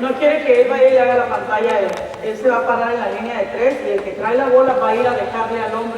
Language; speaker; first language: Spanish; native; Spanish